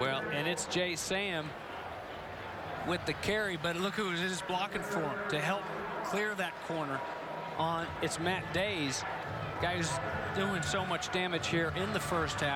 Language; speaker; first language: English; native; English